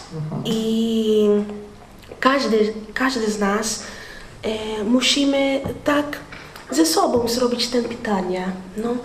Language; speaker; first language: Polish; non-native, learner; Portuguese